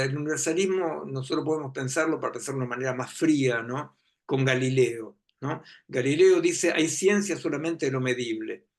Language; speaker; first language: Spanish; native; Spanish